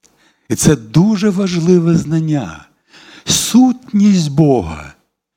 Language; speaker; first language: Ukrainian; non-native, local second language; Russian